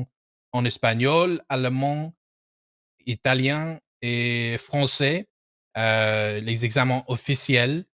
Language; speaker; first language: French; non-native, fluent; English